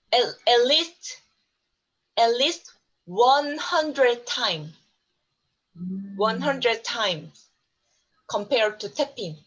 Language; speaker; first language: English; non-native, learner; Korean